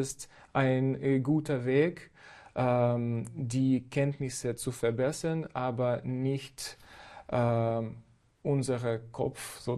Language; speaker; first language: German; non-native, fluent; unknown